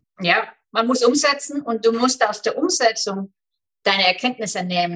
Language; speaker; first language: German; non-native, fluent; Icelandic